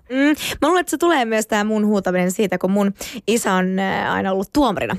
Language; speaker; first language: Finnish; non-native, local second language; Swedish